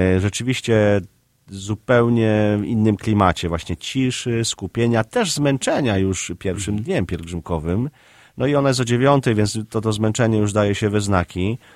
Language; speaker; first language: Polish; native; Polish